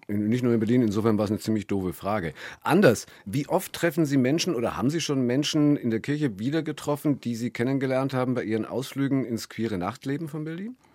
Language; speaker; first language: German; native; German